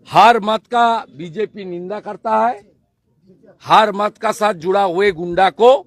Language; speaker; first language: Hindi; non-native, local second language; Bangla